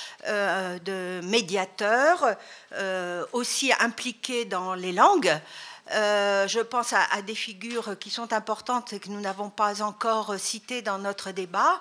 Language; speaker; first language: French; native; French